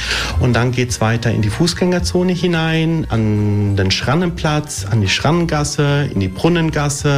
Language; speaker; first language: German; early bilingual, other home language; Italian